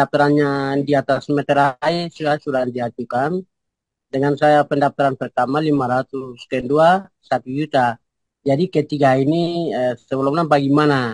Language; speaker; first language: Indonesian; non-native, local second language; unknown